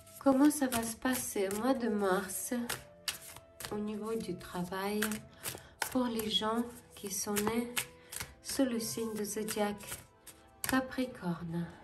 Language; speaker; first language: French; non-native, fluent; Ukrainian